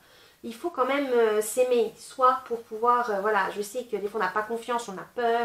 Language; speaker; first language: French; native; French